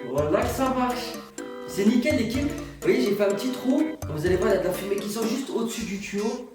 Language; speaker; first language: French; native; French